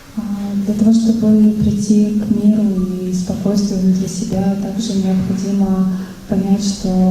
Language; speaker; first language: Russian; native; Russian